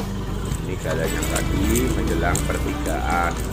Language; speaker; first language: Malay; non-native, local second language; Javanese